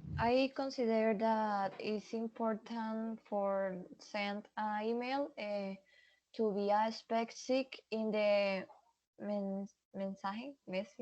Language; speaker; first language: English; non-native, learner; Spanish